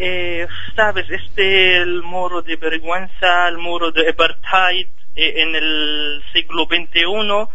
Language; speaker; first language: Spanish; non-native, fluent; Arabic